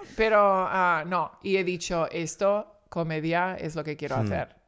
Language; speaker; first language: Spanish; early bilingual, heritage; Spanish